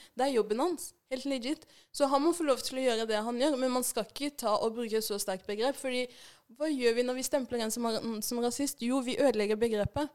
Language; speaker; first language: Norwegian; early bilingual, other home language; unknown